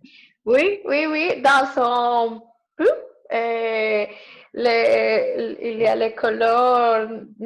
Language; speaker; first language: French; non-native, learner; Spanish